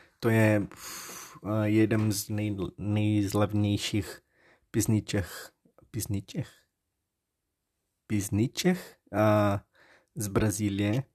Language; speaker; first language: Czech; non-native, learner; Portuguese